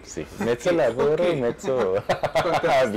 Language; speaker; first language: Italian; non-native, learner; Korean